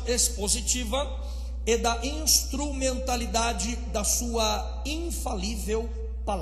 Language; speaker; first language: Portuguese; native; Portuguese